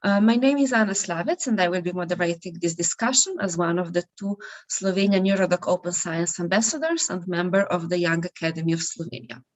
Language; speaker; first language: English; non-native, fluent; Slovenian